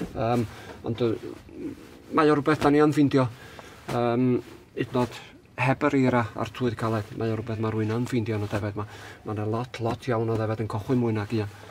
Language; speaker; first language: Welsh; native; Welsh